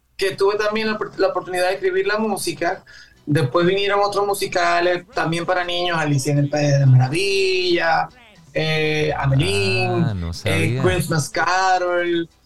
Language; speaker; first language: Spanish; native; Spanish